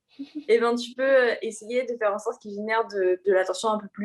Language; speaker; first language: French; native; French